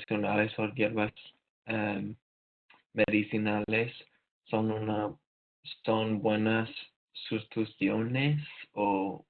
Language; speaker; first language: Spanish; non-native, learner; English